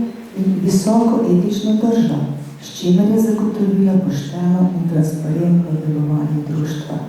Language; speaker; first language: Slovenian; native; Slovenian